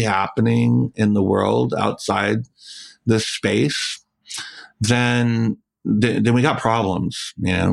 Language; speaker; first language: English; native; English